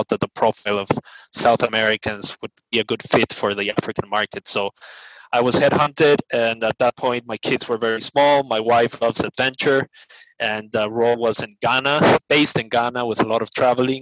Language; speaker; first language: English; non-native, fluent; Spanish